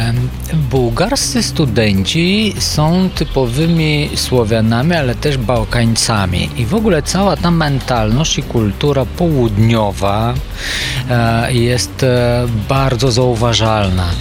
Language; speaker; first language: Polish; non-native, fluent; Bulgarian